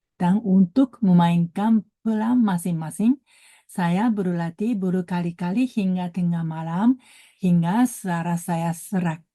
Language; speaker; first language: Indonesian; non-native, learner; Japanese